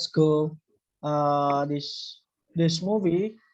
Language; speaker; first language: English; non-native, learner; Indonesian